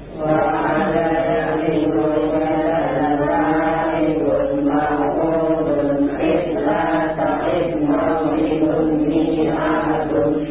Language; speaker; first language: Arabic; non-native, learner; Indonesian